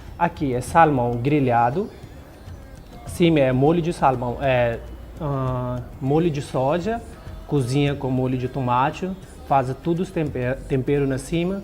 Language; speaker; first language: Portuguese; non-native, learner; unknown